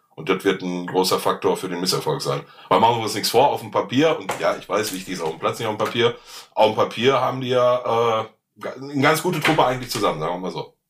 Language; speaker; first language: German; native; German